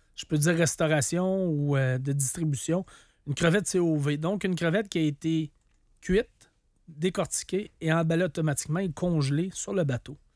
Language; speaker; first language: French; native; French